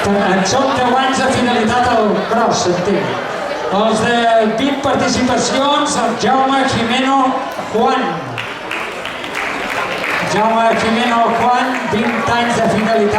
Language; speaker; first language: Catalan; native; Catalan